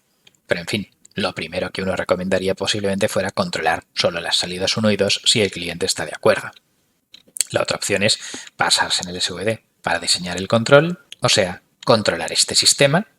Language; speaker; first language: Spanish; native; Spanish